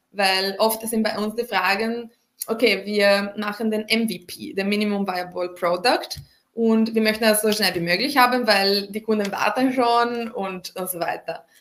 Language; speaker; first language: German; non-native, fluent; Italian